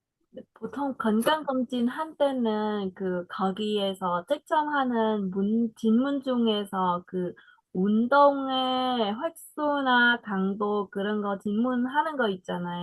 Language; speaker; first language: Korean; non-native, fluent; Vietnamese